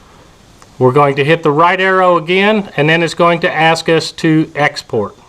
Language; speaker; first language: English; native; English